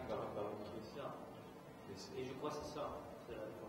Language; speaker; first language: French; non-native, fluent; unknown